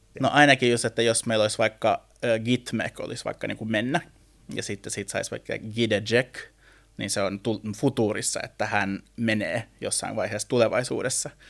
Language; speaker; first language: Finnish; native; Finnish